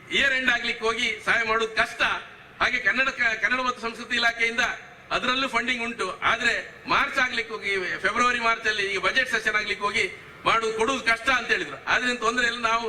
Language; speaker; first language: Kannada; native; Kannada